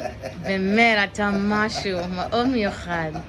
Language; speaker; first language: Hebrew; non-native, learner; English